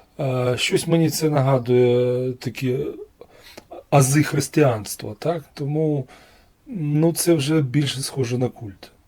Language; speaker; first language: Ukrainian; non-native, local second language; Russian